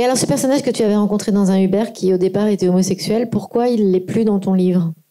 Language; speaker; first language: French; native; French